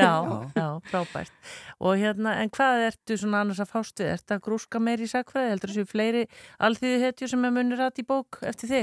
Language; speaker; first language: Icelandic; native; Icelandic